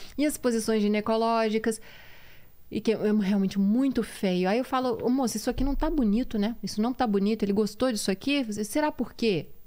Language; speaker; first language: Portuguese; native; Portuguese